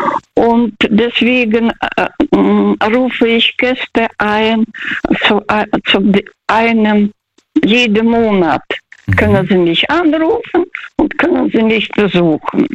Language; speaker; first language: German; early bilingual, heritage; Russian